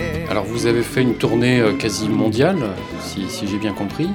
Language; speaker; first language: French; native; French